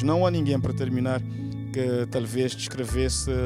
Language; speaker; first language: Portuguese; native; Portuguese